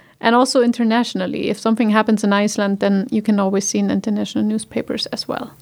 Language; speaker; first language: English; non-native, fluent; German